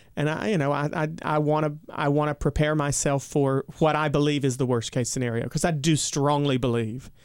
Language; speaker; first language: English; native; English